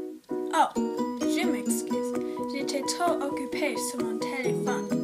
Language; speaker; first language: French; non-native, local second language; English